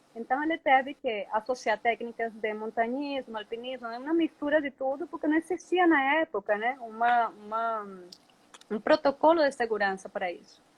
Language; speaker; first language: Portuguese; non-native, fluent; Spanish